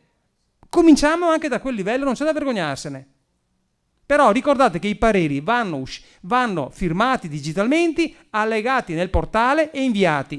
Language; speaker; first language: Italian; native; Italian